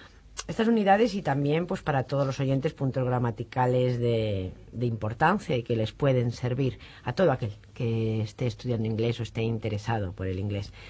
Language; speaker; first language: Spanish; native; Spanish